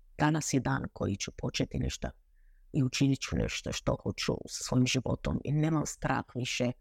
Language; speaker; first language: Croatian; early bilingual, heritage; Croatian